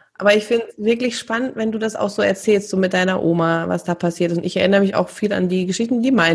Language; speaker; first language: German; native; German